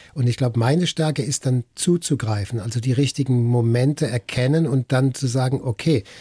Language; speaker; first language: German; native; German